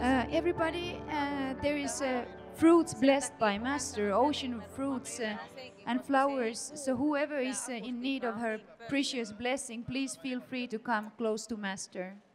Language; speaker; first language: English; non-native, fluent; Finnish